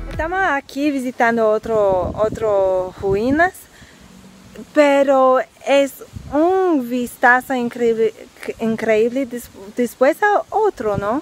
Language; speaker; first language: Spanish; non-native, learner; English